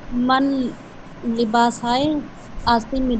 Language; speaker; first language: Persian; non-native, learner; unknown